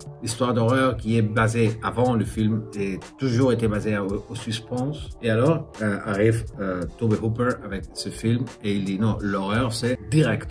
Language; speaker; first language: French; non-native, fluent; Spanish